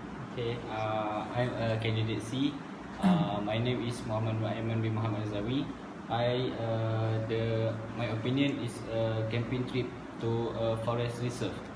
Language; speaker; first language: English; non-native, learner; Malay